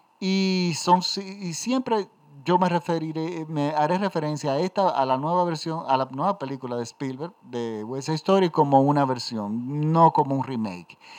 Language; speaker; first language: Spanish; native; Spanish